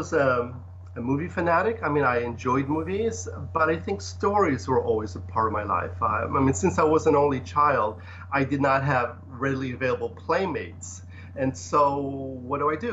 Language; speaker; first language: English; early bilingual, other home language; Polish